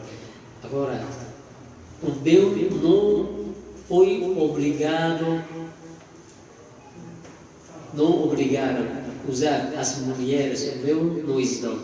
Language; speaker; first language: Portuguese; non-native, fluent; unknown